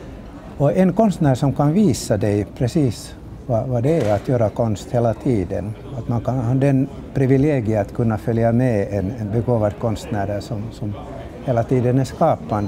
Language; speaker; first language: Swedish; native; Swedish